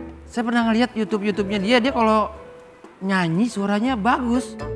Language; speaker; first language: Indonesian; native; Indonesian